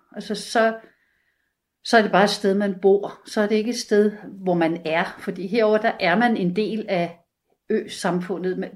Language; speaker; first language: Danish; native; Danish